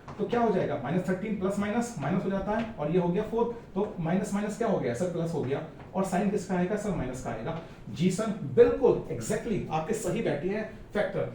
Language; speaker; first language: Hindi; native; Hindi